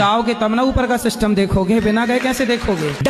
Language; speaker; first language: Hindi; native; Hindi